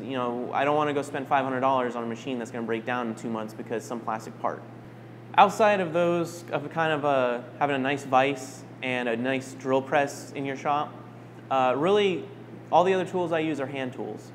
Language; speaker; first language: English; native; English